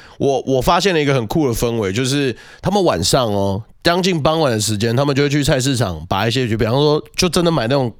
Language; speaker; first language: Chinese; native; Chinese